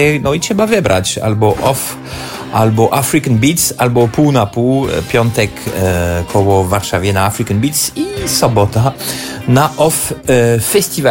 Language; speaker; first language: Polish; non-native, fluent; French